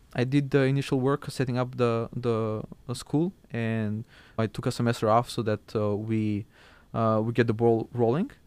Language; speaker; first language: English; non-native, fluent; Macedonian